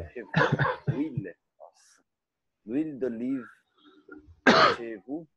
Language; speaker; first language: French; non-native, learner; Portuguese